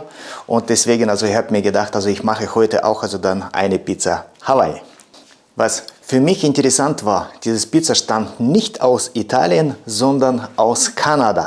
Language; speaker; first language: German; non-native, fluent; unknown